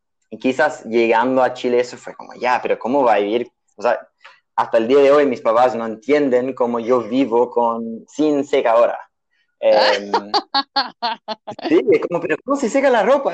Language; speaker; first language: Spanish; non-native, fluent; English